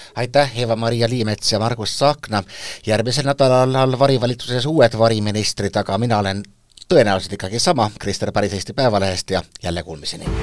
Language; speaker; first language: Estonian; native; Estonian